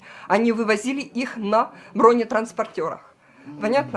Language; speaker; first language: Russian; native; Russian